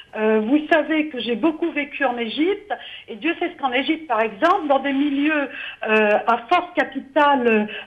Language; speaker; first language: French; native; French